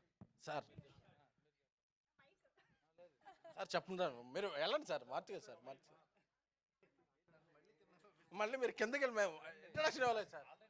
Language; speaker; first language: Telugu; native; Telugu